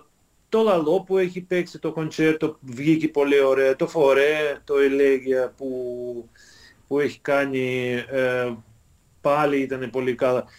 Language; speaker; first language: Greek; non-native, fluent; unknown